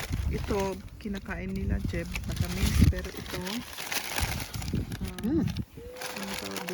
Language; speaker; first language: Filipino; native; Filipino